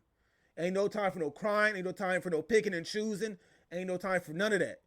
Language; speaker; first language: English; native; English